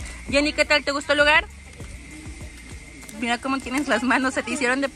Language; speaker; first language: Spanish; native; Spanish